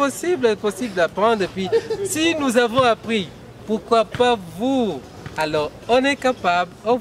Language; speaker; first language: French; non-native, local second language; Swahili